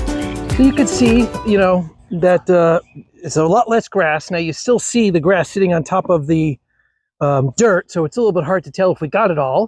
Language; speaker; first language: English; native; English